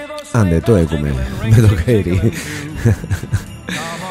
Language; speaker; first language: Greek; non-native, learner; Italian